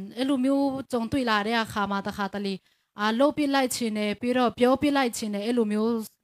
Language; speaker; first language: Burmese; non-native, local second language; Tedim Chin